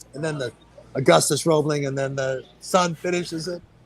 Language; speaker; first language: English; native; English